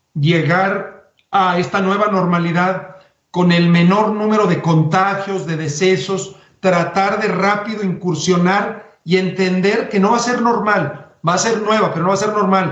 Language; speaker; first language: Spanish; native; Spanish